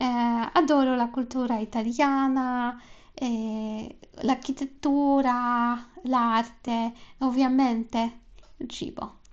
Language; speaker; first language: Italian; non-native, learner; Polish